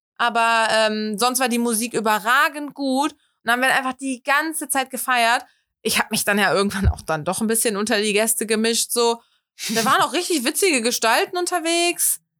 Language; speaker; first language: German; native; German